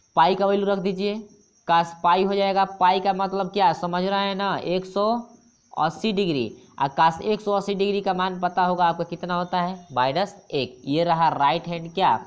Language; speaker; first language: Hindi; native; Hindi